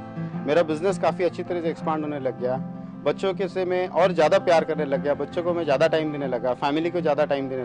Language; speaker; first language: Hindi; native; Hindi